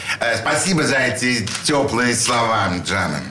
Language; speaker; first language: Russian; native; Russian